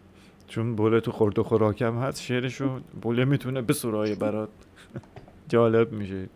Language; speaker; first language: Persian; native; Persian